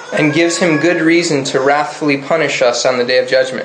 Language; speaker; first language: English; native; English